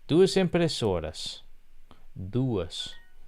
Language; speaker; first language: Portuguese; non-native, learner; English